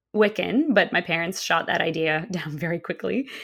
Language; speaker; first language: English; early bilingual, other home language; Russian